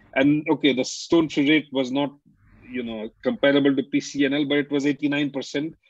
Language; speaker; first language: English; non-native, local second language; Hindi